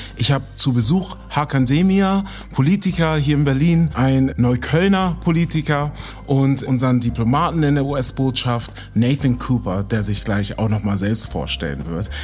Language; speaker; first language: German; native; German